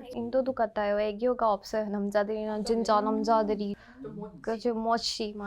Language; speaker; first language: Korean; non-native, learner; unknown